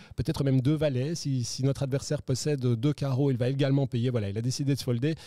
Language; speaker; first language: French; native; French